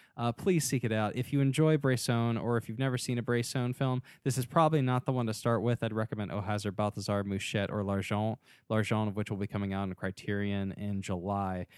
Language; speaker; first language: English; native; English